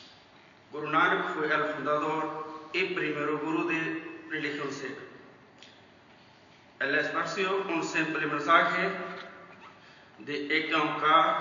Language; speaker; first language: Spanish; non-native, learner; Punjabi